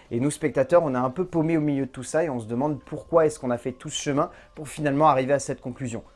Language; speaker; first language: French; native; French